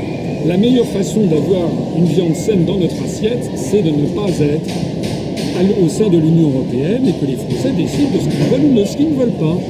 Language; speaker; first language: French; native; French